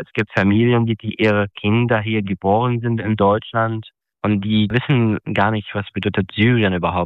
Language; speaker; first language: German; non-native, fluent; Arabic